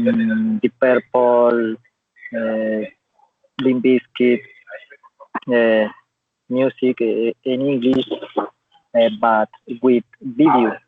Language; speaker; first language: English; non-native, learner; Spanish